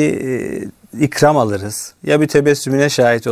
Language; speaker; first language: Turkish; native; Turkish